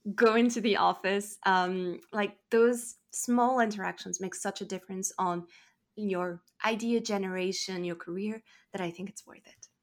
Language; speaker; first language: English; non-native, fluent; French